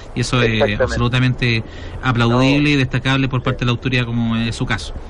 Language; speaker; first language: Spanish; native; Spanish